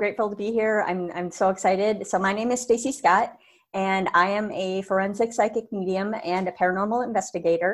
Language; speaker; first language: English; native; English